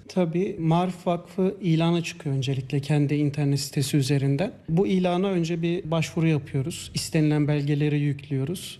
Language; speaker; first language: Turkish; native; Turkish